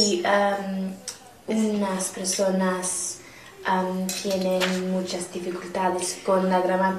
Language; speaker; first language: Spanish; non-native, learner; English